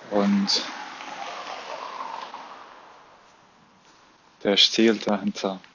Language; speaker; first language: German; non-native, fluent; Arabic